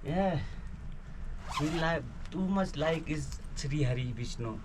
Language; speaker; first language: English; non-native, learner; Hindi